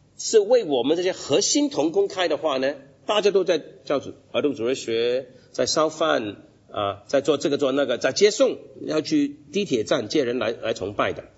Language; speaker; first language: Chinese; non-native, local second language; Cantonese